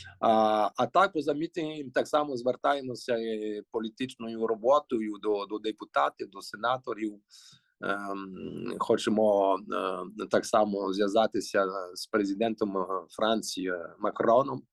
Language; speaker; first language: Ukrainian; early bilingual, heritage; Ukrainian